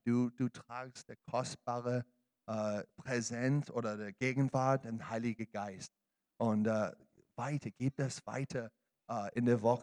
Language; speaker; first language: German; non-native, learner; English